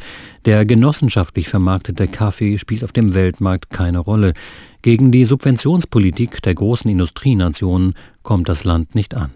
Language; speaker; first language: German; native; German